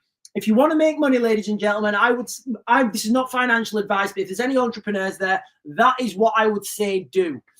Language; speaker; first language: English; native; English